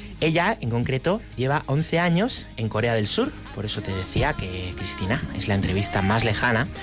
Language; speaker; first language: Spanish; native; Spanish